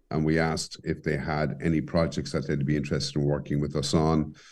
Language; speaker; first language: English; native; English